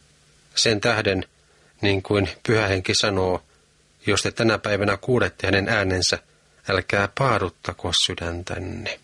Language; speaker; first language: Finnish; native; Finnish